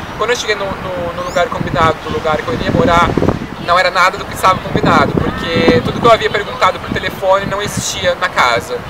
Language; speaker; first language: Portuguese; native; Portuguese